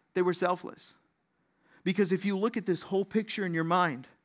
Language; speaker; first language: English; native; English